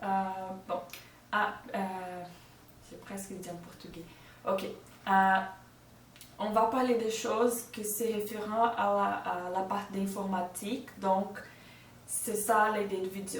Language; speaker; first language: French; non-native, learner; Portuguese